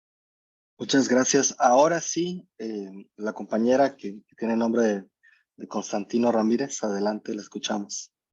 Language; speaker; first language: Spanish; native; Spanish